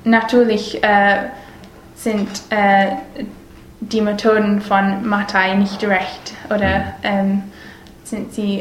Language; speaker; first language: German; non-native, learner; English